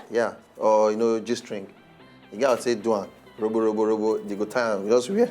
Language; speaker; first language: Nigerian Pidgin; native; Nigerian Pidgin